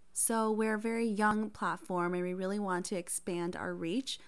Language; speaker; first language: English; early bilingual, other home language; Hmong